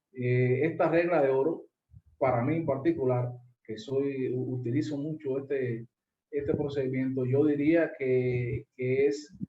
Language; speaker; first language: Spanish; native; Spanish